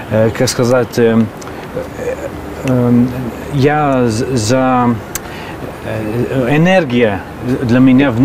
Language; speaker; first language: Russian; non-native, fluent; Hungarian